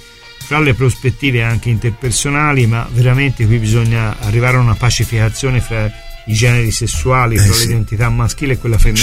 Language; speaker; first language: Italian; native; Italian